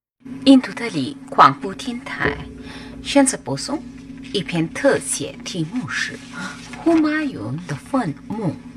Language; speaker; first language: Chinese; non-native, fluent; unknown